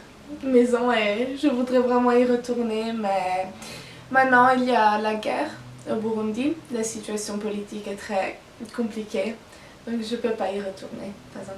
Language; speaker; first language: French; non-native, local second language; Italian